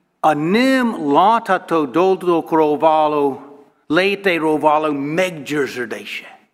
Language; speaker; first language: Hungarian; non-native, learner; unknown